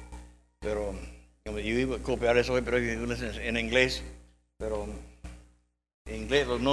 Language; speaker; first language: Spanish; non-native, learner; English